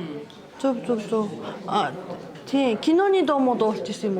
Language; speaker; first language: Mongolian; non-native, fluent; Japanese